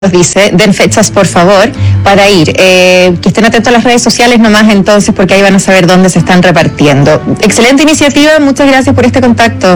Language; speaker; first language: Spanish; native; Spanish